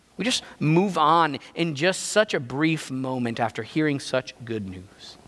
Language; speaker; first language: English; native; English